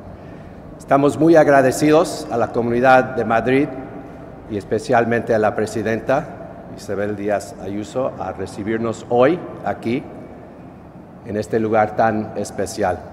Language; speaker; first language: Spanish; non-native, fluent; English